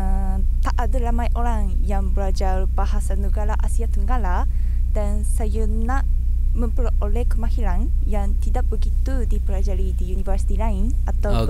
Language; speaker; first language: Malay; non-native, fluent; Japanese